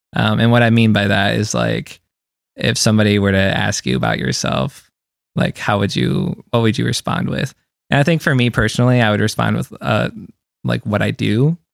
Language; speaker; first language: English; native; English